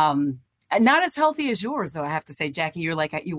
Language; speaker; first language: English; native; English